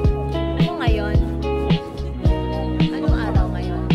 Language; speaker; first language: Filipino; native; Filipino